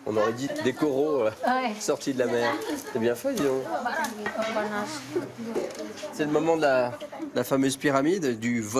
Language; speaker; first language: French; native; French